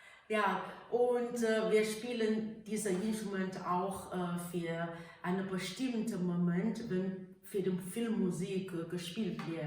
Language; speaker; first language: German; non-native, learner; Chinese